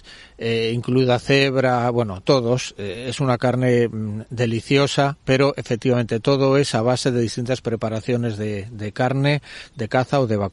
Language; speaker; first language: Spanish; native; Spanish